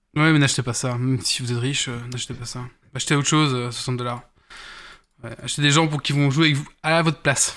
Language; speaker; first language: French; native; French